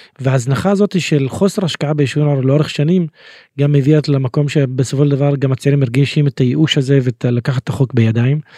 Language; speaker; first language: Hebrew; non-native, local second language; Arabic